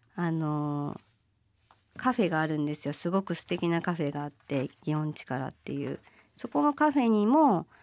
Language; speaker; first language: Japanese; native; Japanese